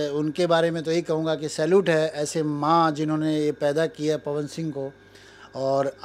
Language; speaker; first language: Hindi; native; Hindi